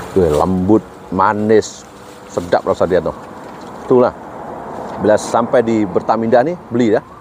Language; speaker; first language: Malay; native; Malay